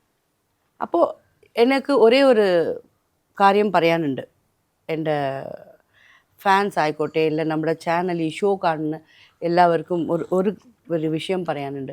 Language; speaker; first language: Malayalam; non-native, local second language; Tamil